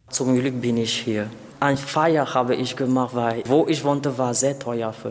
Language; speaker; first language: German; non-native, learner; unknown